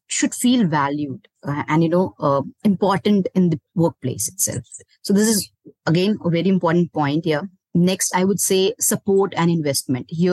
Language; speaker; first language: English; non-native, local second language; Hindi